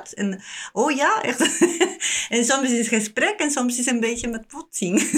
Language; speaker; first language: Dutch; non-native, learner; Spanish